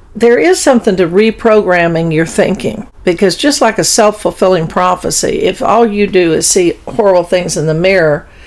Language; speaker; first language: English; early bilingual, other home language; German